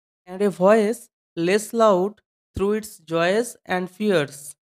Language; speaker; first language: English; non-native, local second language; Bangla